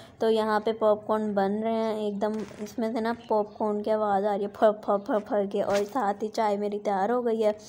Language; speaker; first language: Urdu; non-native, local second language; Punjabi